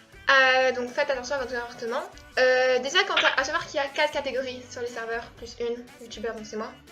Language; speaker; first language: French; native; French